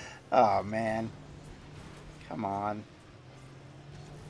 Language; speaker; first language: English; native; English